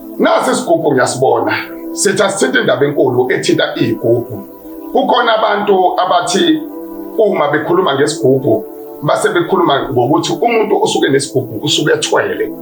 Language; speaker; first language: Zulu; native; Zulu